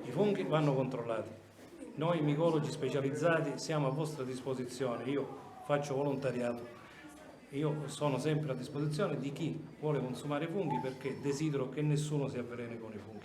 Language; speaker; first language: Italian; native; Italian